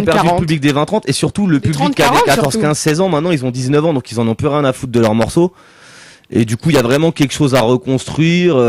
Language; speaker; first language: French; native; French